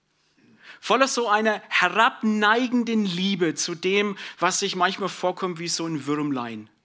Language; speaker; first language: German; native; German